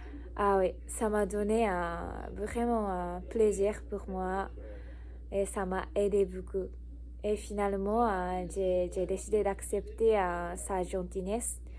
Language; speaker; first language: French; non-native, learner; Japanese